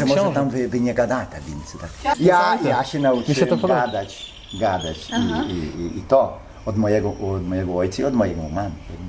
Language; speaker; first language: Polish; early bilingual, heritage; Polish